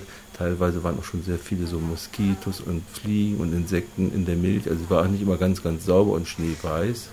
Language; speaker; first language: German; native; German